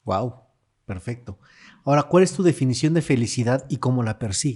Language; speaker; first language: Spanish; native; Spanish